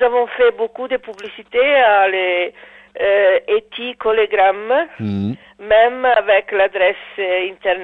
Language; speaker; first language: French; non-native, learner; Italian